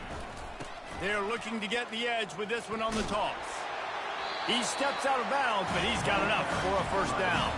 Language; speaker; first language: English; native; English